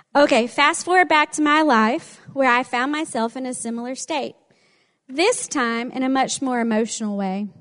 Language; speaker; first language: English; native; English